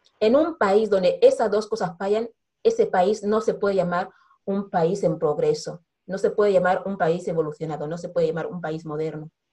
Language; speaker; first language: Spanish; non-native, local second language; Fang